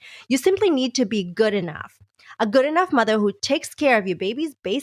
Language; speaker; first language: English; native; English